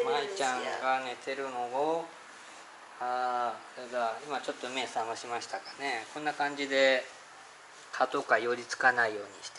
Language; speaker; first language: Japanese; native; Japanese